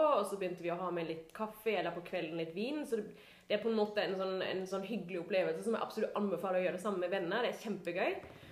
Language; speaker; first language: Norwegian; non-native, fluent; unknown